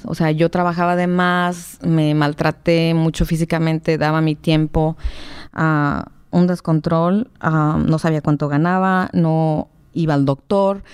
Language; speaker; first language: Spanish; native; Spanish